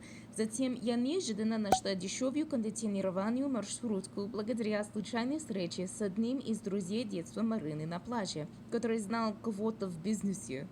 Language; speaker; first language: Russian; non-native, fluent; English